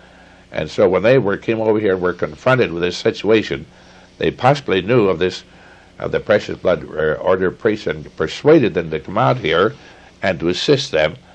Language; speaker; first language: English; native; English